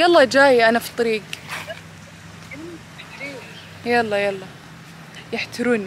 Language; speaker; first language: Arabic; native; Arabic